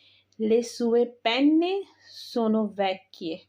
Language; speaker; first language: Italian; non-native, fluent; Urdu